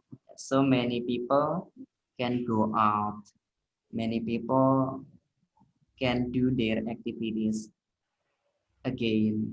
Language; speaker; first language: English; non-native, learner; Indonesian